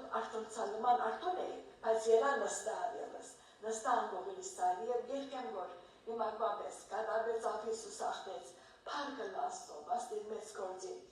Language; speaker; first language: Armenian; early bilingual, heritage; Armenian